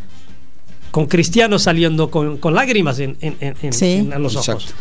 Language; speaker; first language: Spanish; non-native, fluent; Arabic